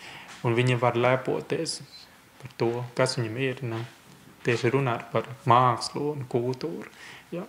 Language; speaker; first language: Latvian; non-native, fluent; Vietnamese